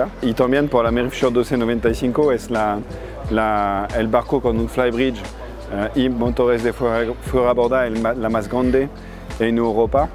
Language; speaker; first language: Spanish; non-native, fluent; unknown